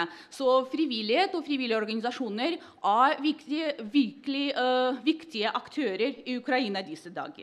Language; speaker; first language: Norwegian; non-native, fluent; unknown